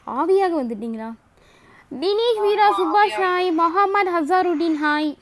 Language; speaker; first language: Tamil; early bilingual, heritage; Tamil